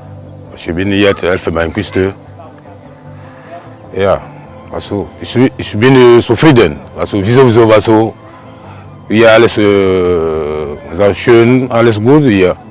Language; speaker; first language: German; non-native, learner; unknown